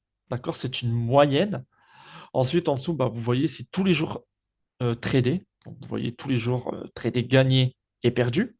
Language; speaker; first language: French; native; French